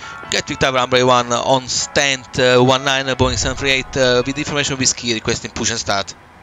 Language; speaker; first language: English; non-native, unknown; Slovak